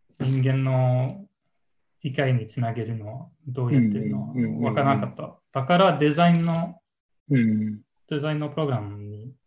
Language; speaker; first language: Japanese; non-native, learner; English